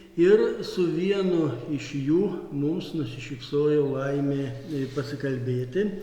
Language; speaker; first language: Lithuanian; native; Lithuanian